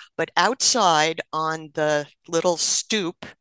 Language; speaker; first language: English; native; English